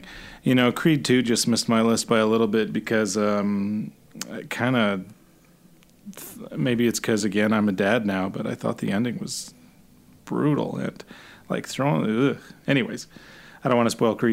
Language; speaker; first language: English; native; English